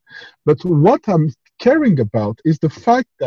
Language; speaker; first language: English; non-native, fluent; French